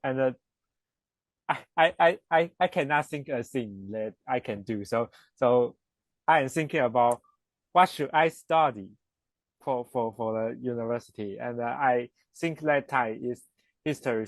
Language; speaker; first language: English; non-native, learner; Chinese